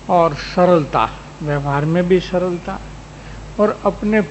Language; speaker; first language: Hindi; non-native, local second language; Gujarati